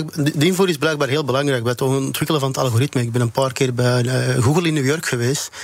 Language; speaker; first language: Dutch; native; Dutch